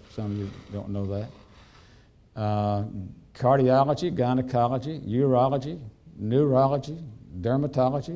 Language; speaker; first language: English; native; English